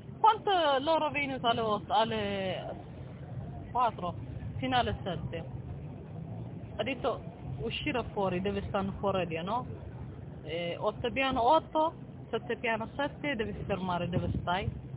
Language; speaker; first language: Italian; non-native, learner; Tigrinya